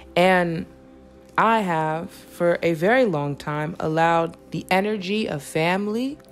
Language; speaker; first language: English; native; English